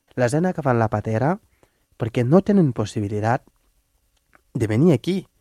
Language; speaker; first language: Catalan; non-native, fluent; Wolof